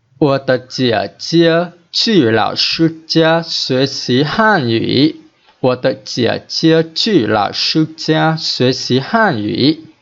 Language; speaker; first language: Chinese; non-native, fluent; Vietnamese